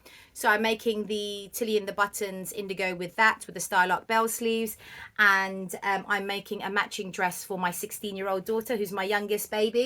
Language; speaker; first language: English; native; English